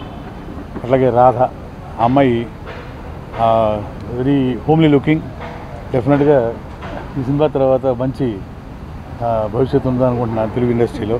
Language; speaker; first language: Telugu; native; Telugu